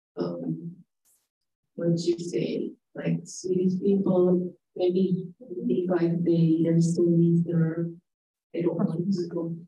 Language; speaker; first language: English; non-native, fluent; Indonesian